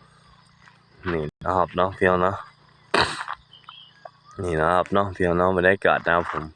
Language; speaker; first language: Thai; non-native, local second language; Northeastern Thai